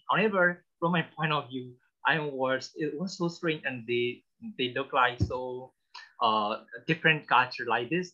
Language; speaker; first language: English; non-native, learner; Burmese